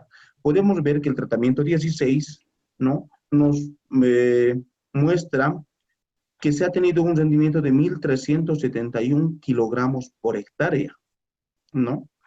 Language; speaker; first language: Spanish; native; Spanish